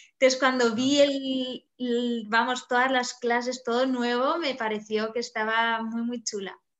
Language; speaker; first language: Spanish; native; Spanish